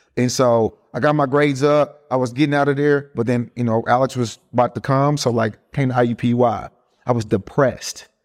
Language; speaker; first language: English; early bilingual, other home language; Spanish